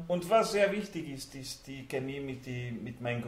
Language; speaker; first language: German; non-native, fluent; Hungarian